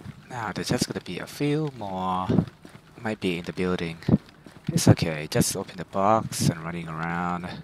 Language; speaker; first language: English; non-native, fluent; Thai